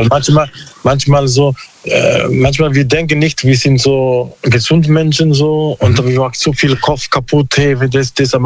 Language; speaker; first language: German; non-native, learner; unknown